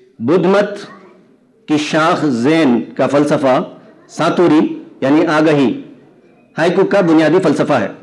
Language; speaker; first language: Urdu; native; Urdu